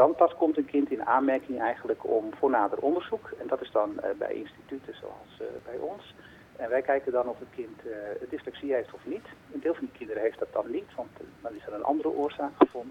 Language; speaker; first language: Dutch; native; Dutch